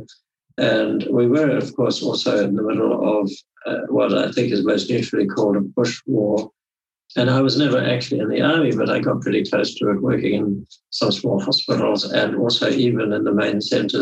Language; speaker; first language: English; native; English